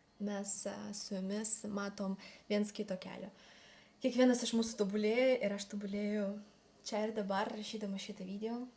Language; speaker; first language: Lithuanian; early bilingual, other home language; Russian